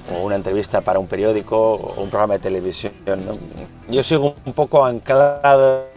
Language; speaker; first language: Spanish; native; Spanish